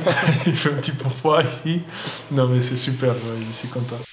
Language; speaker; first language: French; non-native, learner; Portuguese